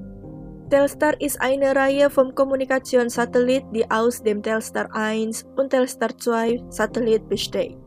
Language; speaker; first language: German; non-native, fluent; Indonesian